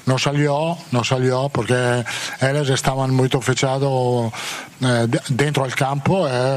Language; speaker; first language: Portuguese; non-native, fluent; Spanish